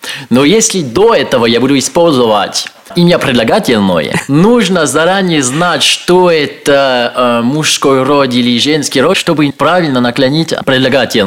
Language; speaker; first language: Russian; non-native, learner; French